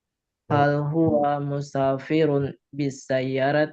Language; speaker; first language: Arabic; non-native, learner; Indonesian